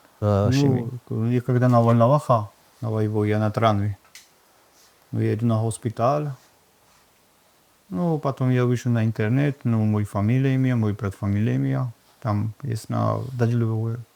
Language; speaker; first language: Russian; non-native, learner; Georgian